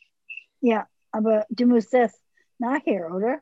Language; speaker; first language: German; early bilingual, heritage; English